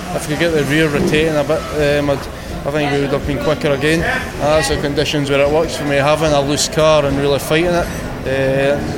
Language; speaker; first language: English; native; English